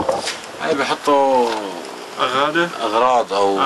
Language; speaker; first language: Arabic; native; Arabic